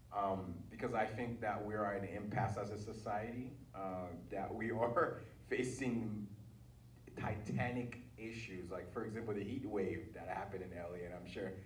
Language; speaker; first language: English; early bilingual, other home language; Haitian Creole